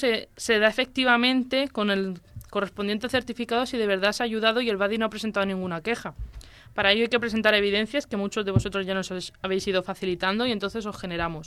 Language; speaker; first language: Spanish; native; Spanish